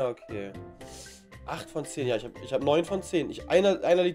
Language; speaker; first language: German; native; German